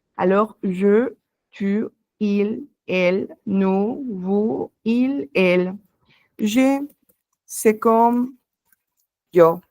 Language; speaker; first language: French; non-native, fluent; Spanish